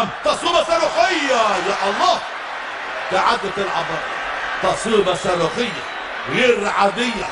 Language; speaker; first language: Arabic; native; Arabic